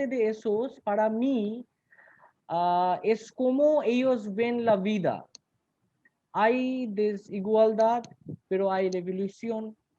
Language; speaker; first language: Spanish; non-native, learner; Bangla